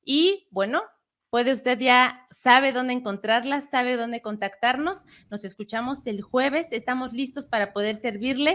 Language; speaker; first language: Spanish; native; Spanish